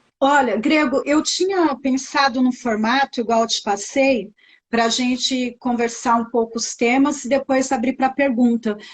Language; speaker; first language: Portuguese; native; Portuguese